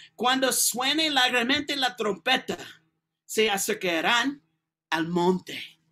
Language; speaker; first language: Spanish; non-native, learner; English